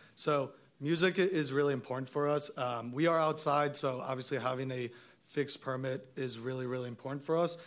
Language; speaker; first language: English; non-native, fluent; Hebrew